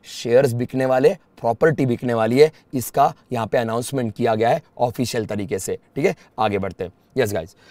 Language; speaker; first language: Hindi; native; Hindi